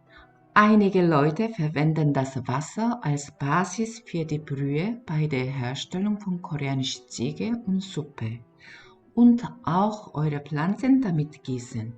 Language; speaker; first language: German; non-native, learner; Korean